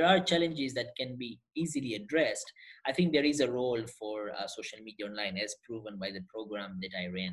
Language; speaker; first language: English; non-native, local second language; Gujarati